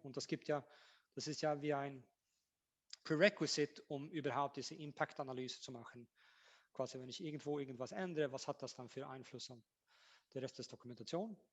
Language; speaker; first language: German; non-native, fluent; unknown